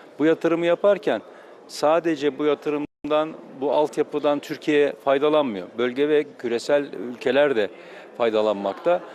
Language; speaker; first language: Turkish; native; Turkish